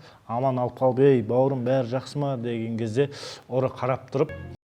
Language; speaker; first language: Kazakh; native; Kazakh